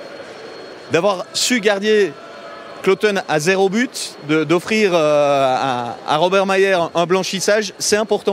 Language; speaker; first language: French; native; French